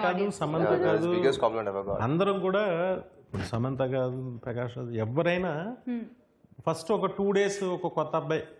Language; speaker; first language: Telugu; native; Telugu